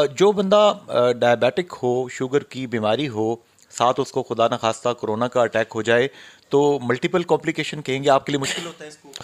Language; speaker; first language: Urdu; non-native, local second language; Pahari-Potwari